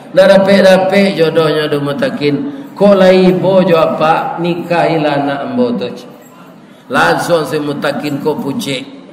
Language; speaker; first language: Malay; non-native, local second language; Minangkabau